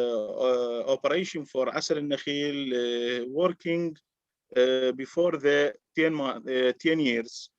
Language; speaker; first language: English; non-native, learner; Arabic